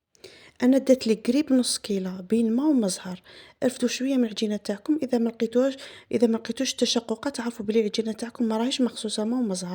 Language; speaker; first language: Arabic; native; Arabic